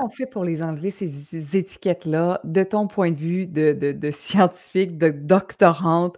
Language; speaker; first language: French; native; French